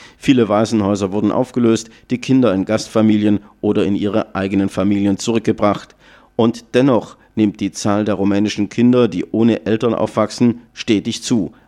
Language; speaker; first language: German; native; German